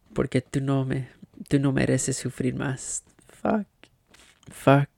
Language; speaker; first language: Spanish; early bilingual, heritage; Spanish